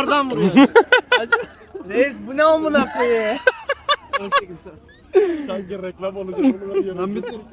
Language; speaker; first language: Turkish; native; Turkish